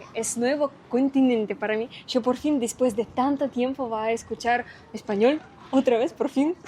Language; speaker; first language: Spanish; non-native, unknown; Russian